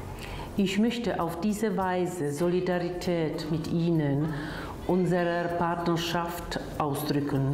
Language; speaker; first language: German; non-native, fluent; Czech